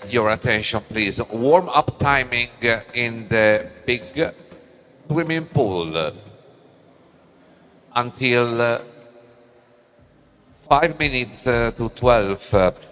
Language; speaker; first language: English; non-native, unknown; Italian